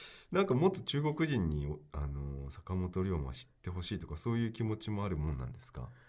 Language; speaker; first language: Japanese; native; Japanese